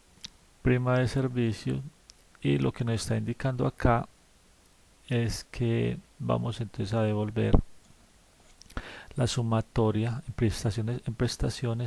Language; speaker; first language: Spanish; native; Spanish